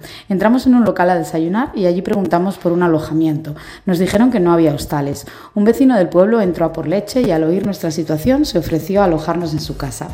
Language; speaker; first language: Spanish; native; Spanish